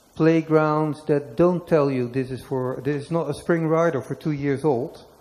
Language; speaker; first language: English; non-native, fluent; Dutch